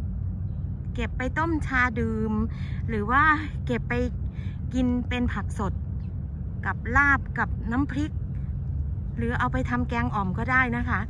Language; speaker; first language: Thai; native; Thai